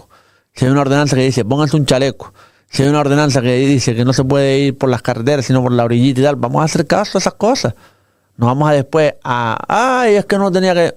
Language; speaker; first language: Spanish; native; Spanish